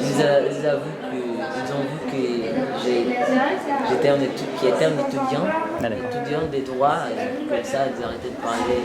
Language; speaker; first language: French; non-native, learner; Portuguese